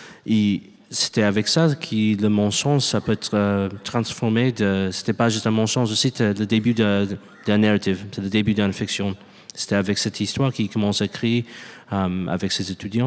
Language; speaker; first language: French; non-native, learner; English